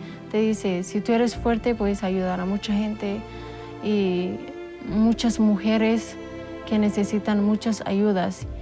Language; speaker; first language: Spanish; non-native, local second language; Amharic